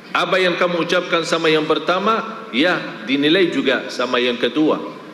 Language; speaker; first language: Malay; non-native, fluent; Arabic